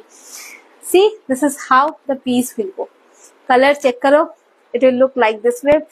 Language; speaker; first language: Hindi; non-native, local second language; Bangla